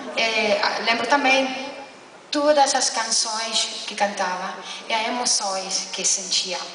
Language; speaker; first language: Portuguese; non-native, learner; Italian